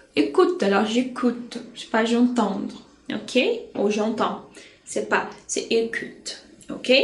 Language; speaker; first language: French; non-native, fluent; Portuguese